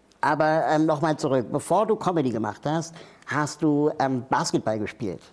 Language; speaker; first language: German; native; German